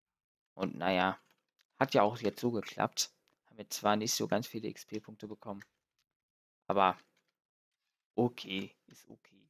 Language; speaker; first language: German; native; German